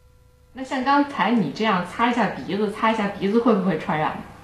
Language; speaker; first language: Chinese; native; Chinese